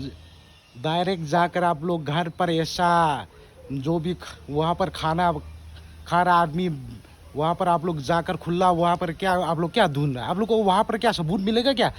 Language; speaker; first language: Hindi; non-native, local second language; Thado Chin